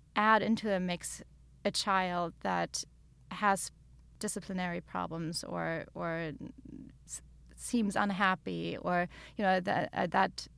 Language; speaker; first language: English; non-native, fluent; German